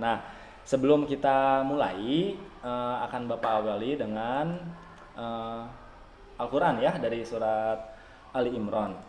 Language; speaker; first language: Indonesian; native; Indonesian